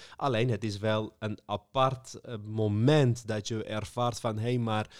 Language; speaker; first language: Dutch; early bilingual, other home language; Armenian